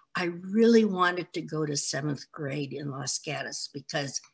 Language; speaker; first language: English; native; English